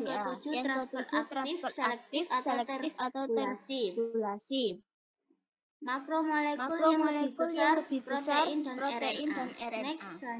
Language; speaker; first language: Indonesian; native; Indonesian